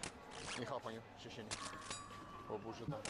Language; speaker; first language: Chinese; non-native, learner; English